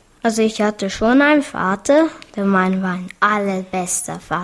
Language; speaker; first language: German; early bilingual, other home language; Hungarian